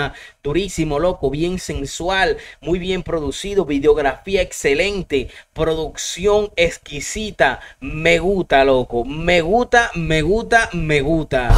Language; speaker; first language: Spanish; native; Spanish